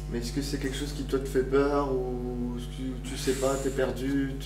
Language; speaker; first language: French; native; French